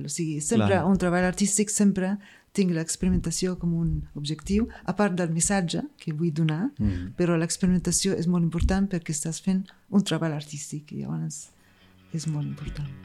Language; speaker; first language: Catalan; non-native, fluent; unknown